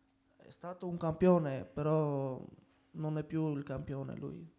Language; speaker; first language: Italian; non-native, fluent; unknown